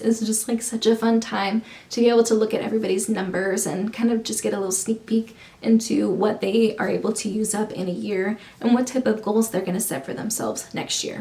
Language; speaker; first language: English; native; English